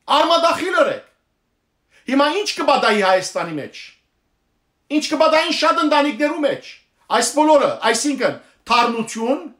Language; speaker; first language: Armenian; early bilingual, heritage; Armenian